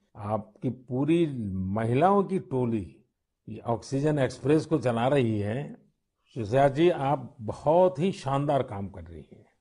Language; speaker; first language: Hindi; non-native, local second language; Gujarati